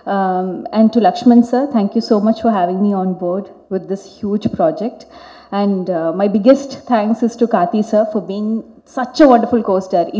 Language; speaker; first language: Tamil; non-native, fluent; Malayalam